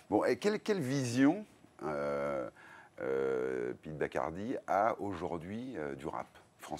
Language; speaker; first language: French; native; French